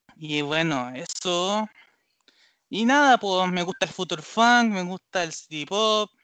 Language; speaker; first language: Spanish; non-native, learner; Japanese